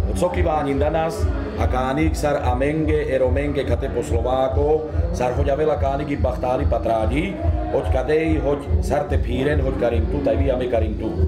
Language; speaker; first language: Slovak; non-native, local second language; Romany